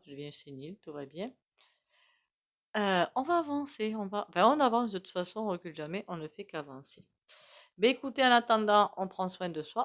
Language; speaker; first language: French; native; French